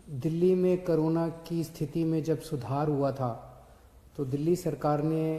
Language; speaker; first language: Hindi; native; Hindi